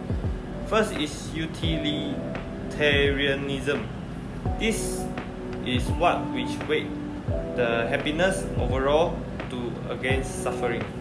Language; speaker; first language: English; non-native, local second language; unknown